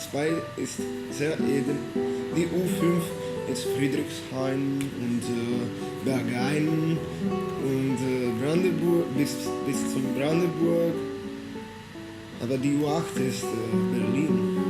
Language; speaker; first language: German; non-native, fluent; Italian